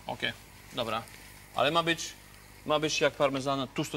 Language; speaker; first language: Polish; non-native, fluent; French